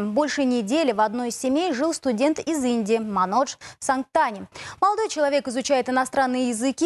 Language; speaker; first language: Russian; native; Russian